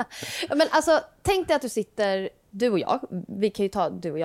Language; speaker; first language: Swedish; native; Swedish